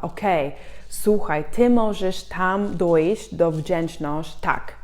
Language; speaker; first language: Polish; non-native, fluent; English